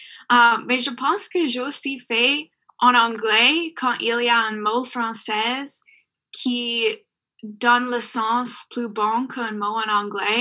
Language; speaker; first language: French; non-native, learner; English